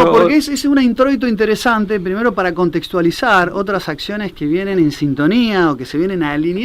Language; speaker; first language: Spanish; native; Spanish